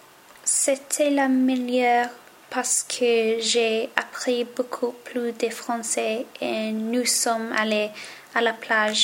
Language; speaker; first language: French; non-native, learner; English